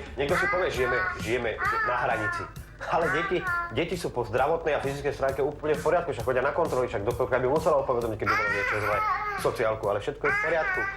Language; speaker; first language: Slovak; native; Slovak